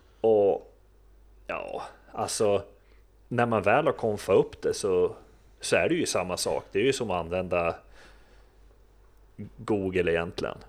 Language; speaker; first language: Swedish; native; Swedish